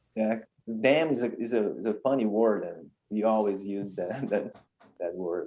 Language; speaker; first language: English; non-native, fluent; Portuguese